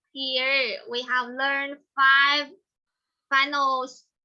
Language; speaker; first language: English; non-native, learner; Chinese